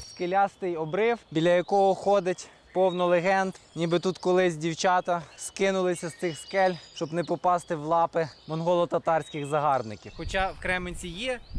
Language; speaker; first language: Ukrainian; native; Ukrainian